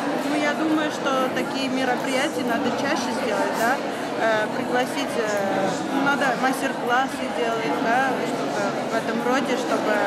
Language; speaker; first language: Russian; non-native, fluent; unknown